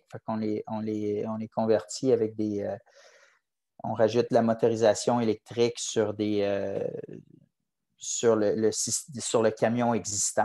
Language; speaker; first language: French; native; French